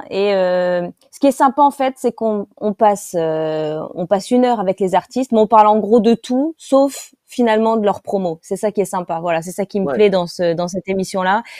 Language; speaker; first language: French; native; French